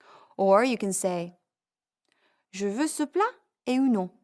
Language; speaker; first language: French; non-native, fluent; English